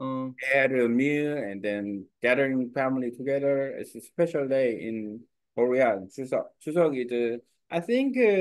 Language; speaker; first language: English; non-native, learner; Korean